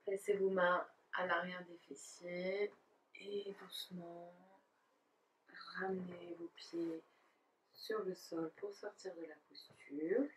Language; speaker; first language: French; native; French